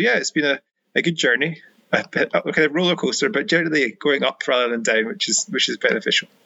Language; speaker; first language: English; native; English